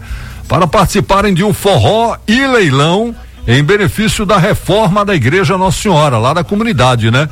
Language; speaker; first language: Portuguese; native; Portuguese